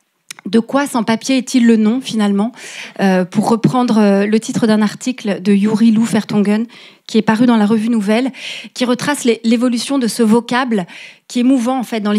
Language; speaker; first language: French; native; French